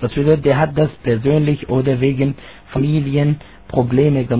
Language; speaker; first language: German; non-native, fluent; Arabic